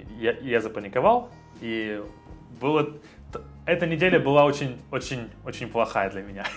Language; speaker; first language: Russian; native; Russian